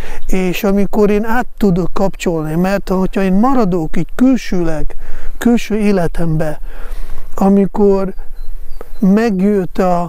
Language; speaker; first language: Hungarian; non-native, fluent; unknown